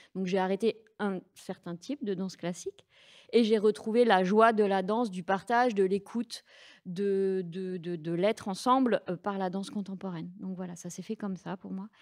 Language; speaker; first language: French; native; French